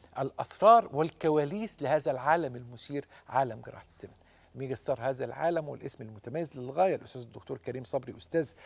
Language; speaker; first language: Arabic; native; Arabic